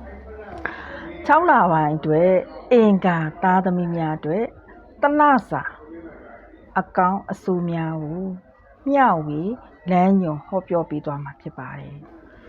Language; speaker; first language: Burmese; native; Burmese